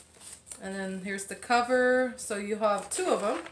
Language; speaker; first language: English; native; English